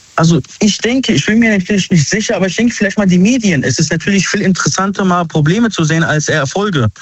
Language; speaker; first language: German; early bilingual, other home language; Arabic